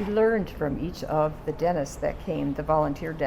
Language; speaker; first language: English; native; English